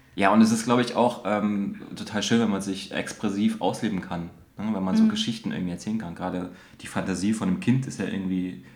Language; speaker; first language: German; native; German